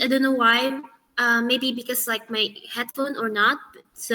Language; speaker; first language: English; non-native, learner; Indonesian